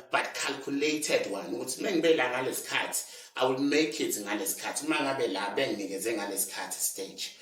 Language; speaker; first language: Zulu; native; Zulu